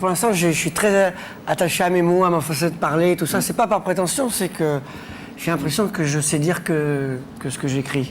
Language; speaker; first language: French; native; French